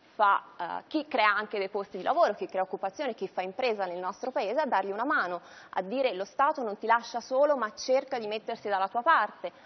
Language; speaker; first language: Italian; native; Italian